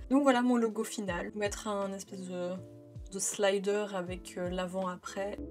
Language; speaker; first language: French; native; French